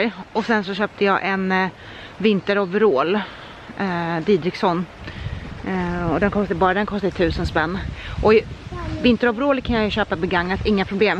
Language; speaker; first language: Swedish; native; Swedish